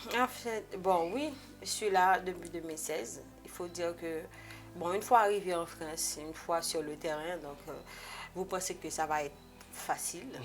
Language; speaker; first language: French; non-native, local second language; Haitian Creole